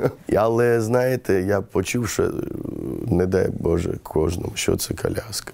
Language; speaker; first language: Ukrainian; non-native, local second language; Romany